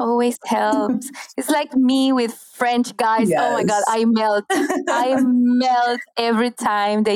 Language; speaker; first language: English; non-native, fluent; Spanish